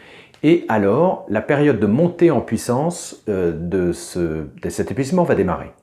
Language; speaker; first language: French; native; French